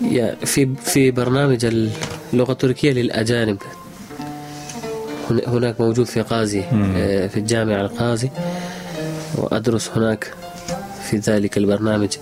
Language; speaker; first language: Arabic; non-native, learner; Urdu